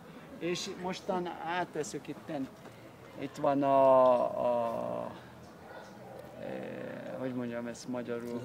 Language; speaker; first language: Hungarian; early bilingual, heritage; Hungarian